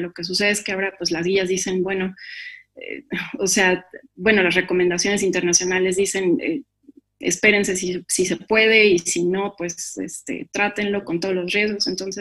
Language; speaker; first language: Spanish; native; Spanish